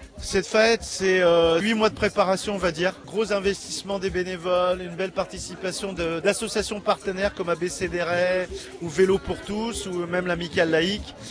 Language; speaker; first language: French; native; French